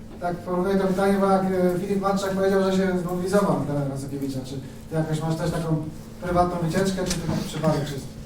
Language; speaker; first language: Polish; native; Polish